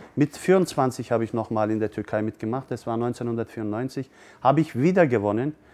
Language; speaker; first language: German; early bilingual, other home language; Turkish